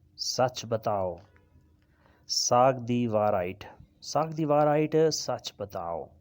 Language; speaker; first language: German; non-native, fluent; Urdu